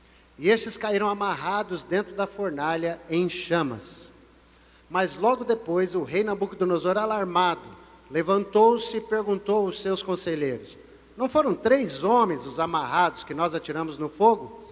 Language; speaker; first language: Portuguese; native; Portuguese